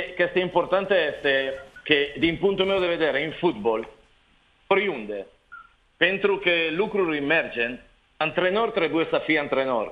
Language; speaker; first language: Romanian; non-native, learner; Italian